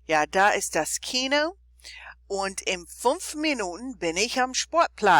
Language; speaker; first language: German; non-native, fluent; English